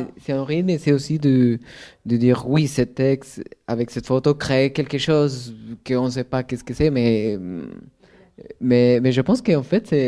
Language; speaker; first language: French; non-native, fluent; Spanish